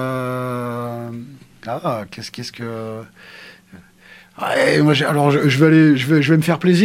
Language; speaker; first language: French; native; French